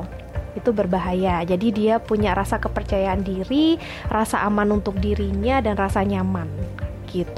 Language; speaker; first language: Indonesian; native; Indonesian